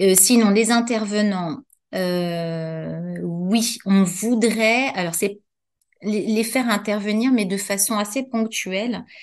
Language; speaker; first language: French; native; French